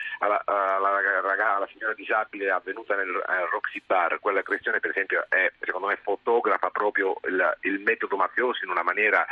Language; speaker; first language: Italian; native; Italian